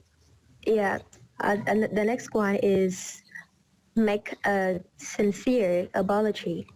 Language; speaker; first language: English; non-native, learner; Vietnamese